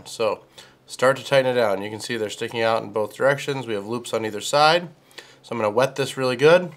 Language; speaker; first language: English; native; English